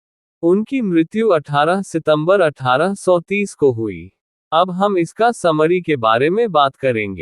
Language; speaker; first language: Hindi; native; Hindi